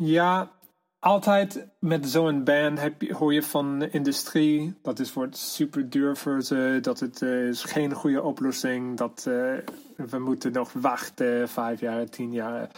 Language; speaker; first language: Dutch; non-native, fluent; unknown